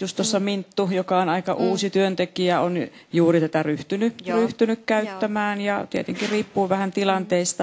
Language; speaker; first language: Finnish; native; Finnish